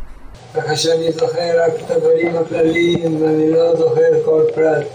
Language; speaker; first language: Hebrew; early bilingual, other home language; Croatian